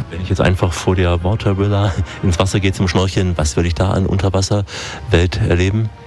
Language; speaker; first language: German; native; German